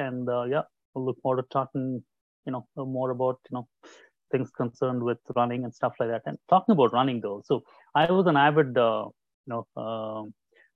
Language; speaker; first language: English; non-native, local second language; Kannada